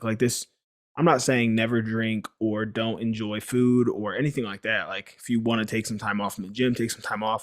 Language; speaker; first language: English; native; English